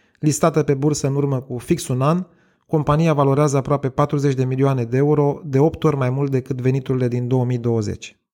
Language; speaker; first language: Romanian; native; Romanian